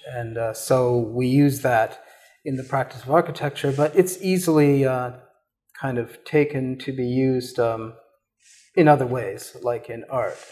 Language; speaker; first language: English; native; English